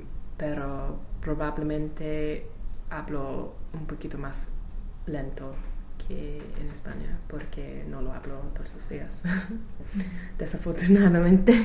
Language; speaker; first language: Spanish; non-native, learner; English